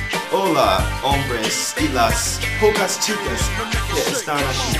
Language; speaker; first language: Spanish; non-native, learner; English